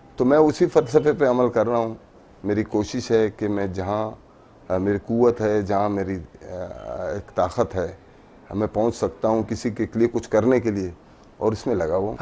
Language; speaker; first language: Urdu; non-native, local second language; Baluchi